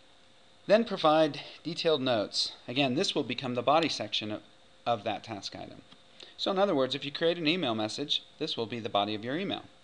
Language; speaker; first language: English; native; English